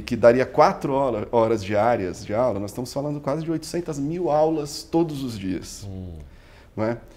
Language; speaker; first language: Portuguese; native; Portuguese